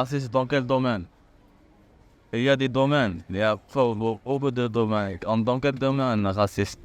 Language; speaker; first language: French; non-native, local second language; Arabic